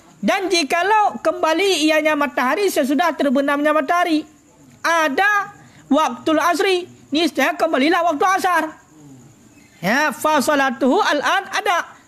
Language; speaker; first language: Malay; non-native, local second language; Achinese